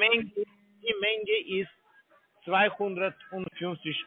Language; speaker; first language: German; non-native, learner; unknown